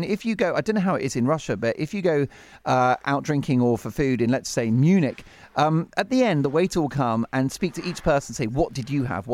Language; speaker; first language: English; native; English